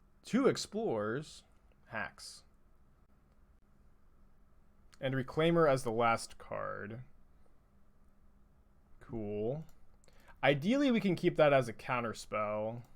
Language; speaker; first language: English; native; English